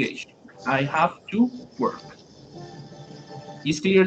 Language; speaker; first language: English; non-native, learner; Spanish